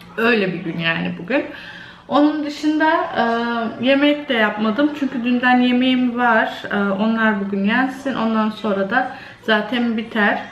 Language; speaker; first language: Turkish; early bilingual, other home language; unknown